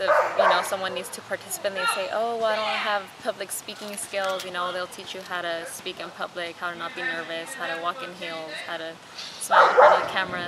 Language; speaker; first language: English; early bilingual, other home language; Spanish